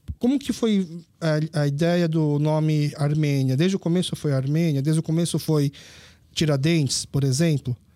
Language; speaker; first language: Portuguese; early bilingual, other home language; Korean